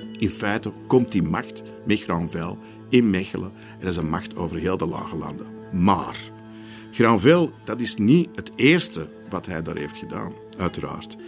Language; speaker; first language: Dutch; native; Dutch